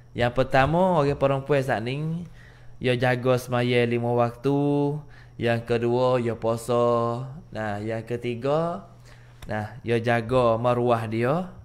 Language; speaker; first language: Malay; native; Malay